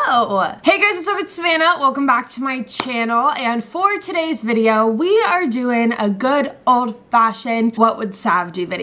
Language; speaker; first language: English; native; English